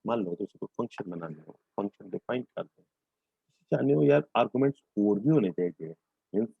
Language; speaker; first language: Hindi; non-native, local second language; Punjabi